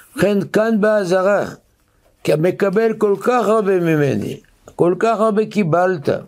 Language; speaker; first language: Hebrew; native; Hebrew